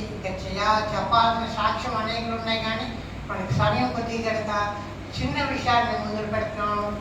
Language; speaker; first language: Telugu; non-native, local second language; Tamil